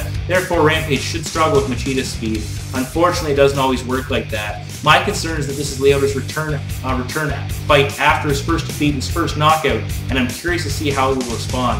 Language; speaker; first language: English; native; English